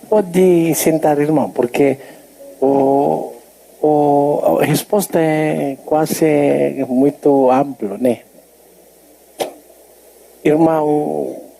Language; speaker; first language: Portuguese; non-native, learner; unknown